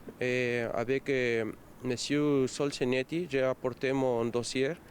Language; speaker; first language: French; non-native, fluent; Spanish